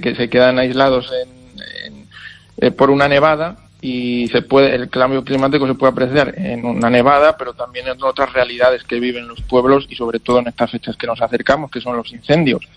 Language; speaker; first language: Spanish; native; Spanish